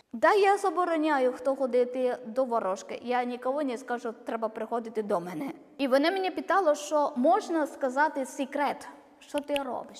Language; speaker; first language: Ukrainian; non-native, learner; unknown